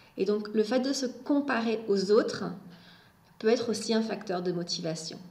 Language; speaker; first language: French; native; French